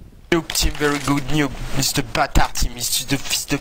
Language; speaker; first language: English; non-native, learner; French